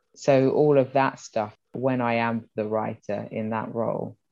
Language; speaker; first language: English; early bilingual, other home language; Yoruba